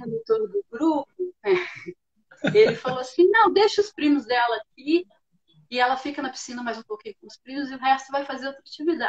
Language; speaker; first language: Portuguese; native; Portuguese